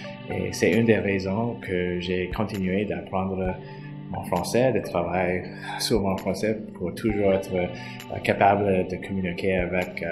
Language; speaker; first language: French; non-native, local second language; English